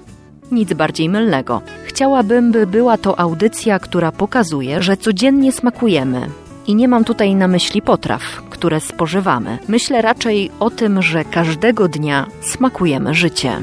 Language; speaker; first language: Polish; native; Polish